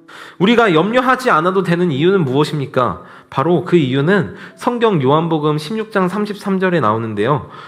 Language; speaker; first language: Korean; native; Korean